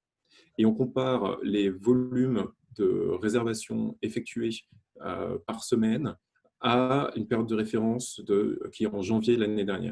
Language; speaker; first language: French; native; French